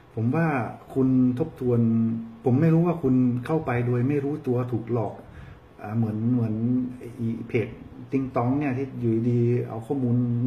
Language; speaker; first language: Thai; early bilingual, heritage; Thai